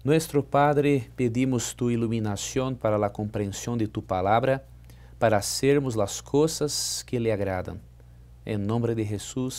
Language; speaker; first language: Spanish; non-native, learner; Portuguese